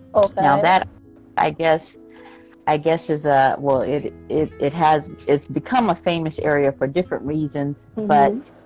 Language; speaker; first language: English; native; English